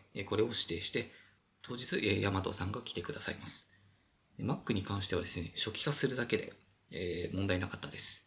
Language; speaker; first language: Japanese; native; Japanese